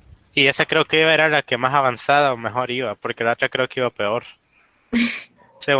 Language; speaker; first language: Spanish; native; Spanish